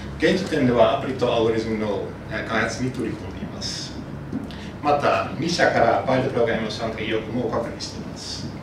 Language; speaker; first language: Japanese; non-native, fluent; Dutch